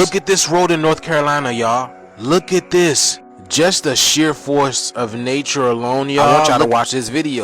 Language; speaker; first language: English; native; English